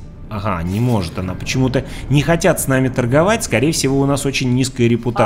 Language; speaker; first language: Russian; native; Russian